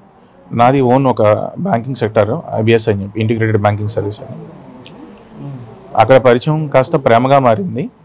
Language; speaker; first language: Telugu; native; Telugu